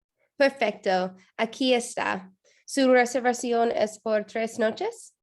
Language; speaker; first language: Spanish; non-native, learner; English